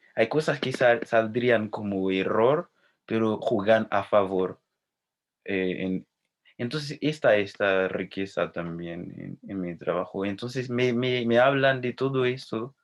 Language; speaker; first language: Spanish; non-native, fluent; Haitian Creole